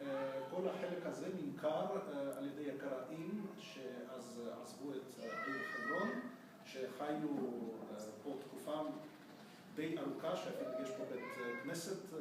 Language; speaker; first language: Hebrew; non-native, fluent; Russian